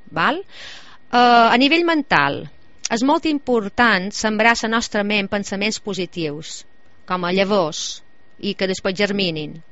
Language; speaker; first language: Catalan; native; Catalan